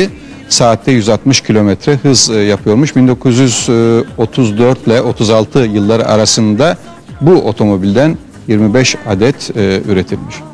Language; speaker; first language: Turkish; native; Turkish